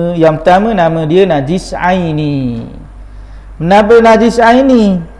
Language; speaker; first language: Malay; native; Malay